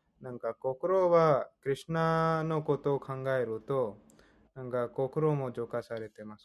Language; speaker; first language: Japanese; non-native, fluent; Hindi